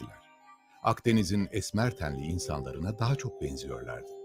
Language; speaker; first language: Turkish; native; Turkish